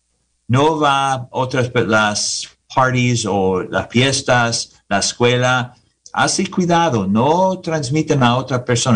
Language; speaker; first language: Spanish; non-native, learner; English